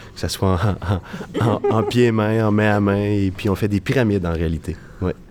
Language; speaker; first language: French; native; French